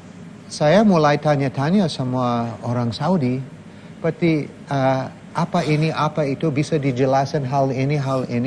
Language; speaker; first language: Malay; non-native, fluent; English